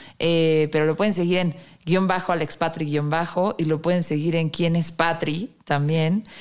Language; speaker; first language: Spanish; native; Spanish